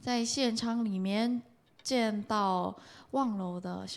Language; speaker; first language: Chinese; non-native, fluent; Korean